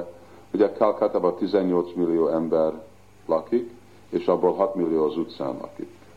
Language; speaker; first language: Hungarian; early bilingual, heritage; Hungarian